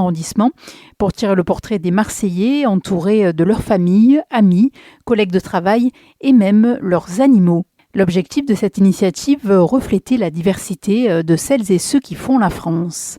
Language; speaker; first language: French; native; French